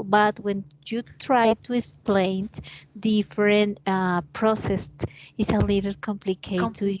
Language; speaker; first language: English; non-native, learner; Spanish